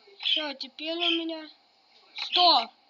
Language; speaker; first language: Russian; native; Russian